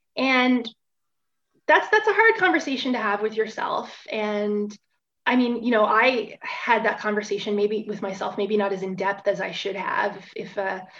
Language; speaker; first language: English; native; English